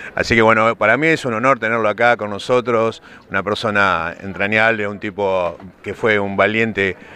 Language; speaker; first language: Spanish; native; Spanish